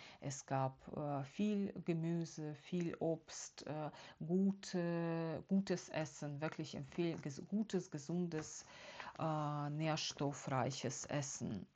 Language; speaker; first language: German; non-native, fluent; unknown